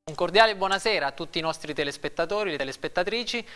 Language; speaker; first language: Italian; native; Italian